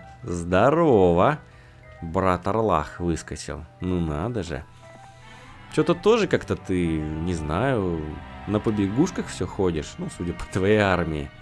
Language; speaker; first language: Russian; native; Russian